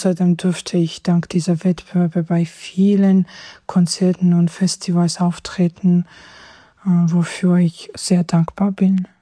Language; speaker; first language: German; non-native, fluent; Georgian